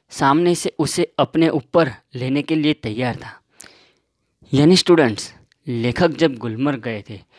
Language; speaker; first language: Hindi; non-native, local second language; Gujarati